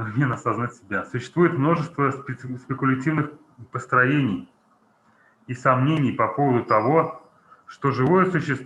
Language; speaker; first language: Russian; native; Russian